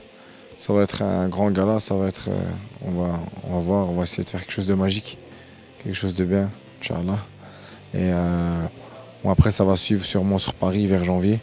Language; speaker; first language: French; early bilingual, other home language; Arabic